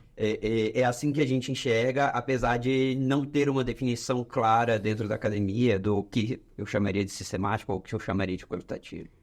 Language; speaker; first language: Portuguese; native; Portuguese